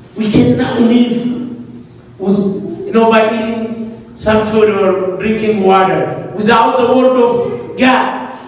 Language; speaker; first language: English; non-native, learner; Amharic